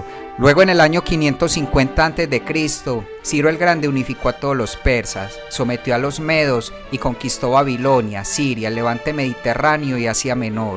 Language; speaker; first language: Spanish; native; Spanish